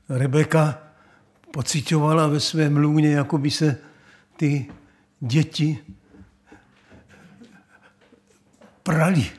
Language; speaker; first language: Czech; native; Czech